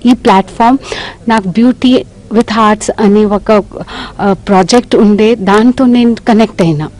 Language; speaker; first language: Telugu; non-native, local second language; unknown